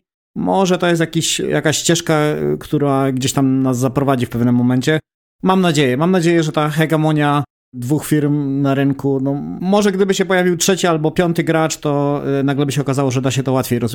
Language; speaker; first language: Polish; native; Polish